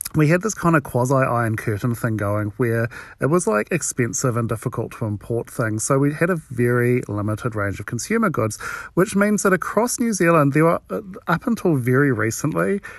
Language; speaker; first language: English; native; English